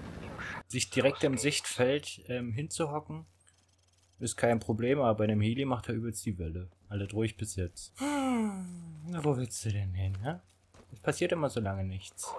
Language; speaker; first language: German; native; German